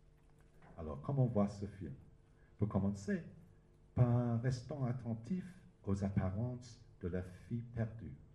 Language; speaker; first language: French; non-native, learner; English